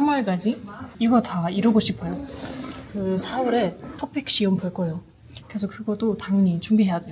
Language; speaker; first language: Korean; non-native, learner; German